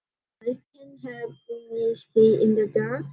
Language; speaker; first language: English; non-native, learner; Vietnamese